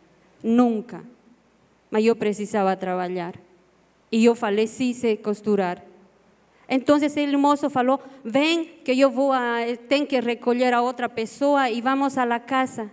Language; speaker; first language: Portuguese; non-native, learner; Spanish